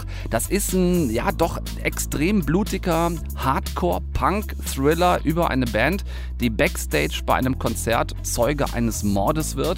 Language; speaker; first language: German; native; German